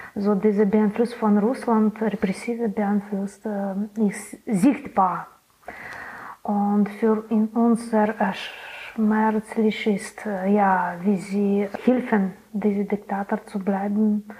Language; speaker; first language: German; non-native, learner; Belarusian